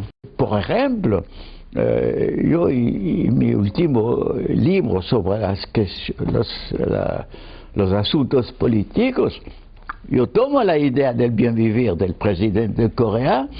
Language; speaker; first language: Spanish; non-native, fluent; French